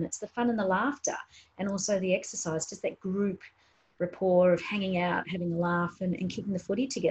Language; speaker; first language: English; native; English